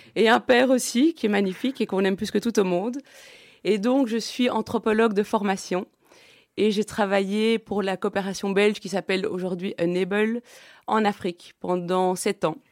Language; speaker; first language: French; native; French